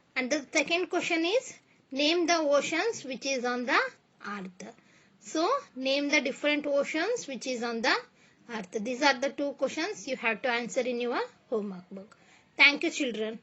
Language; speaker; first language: English; non-native, local second language; Kannada